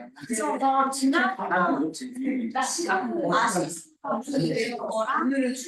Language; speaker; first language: Korean; non-native, fluent; Vietnamese